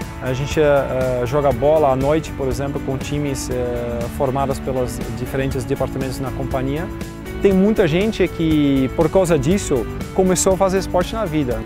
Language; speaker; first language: Portuguese; non-native, fluent; Dutch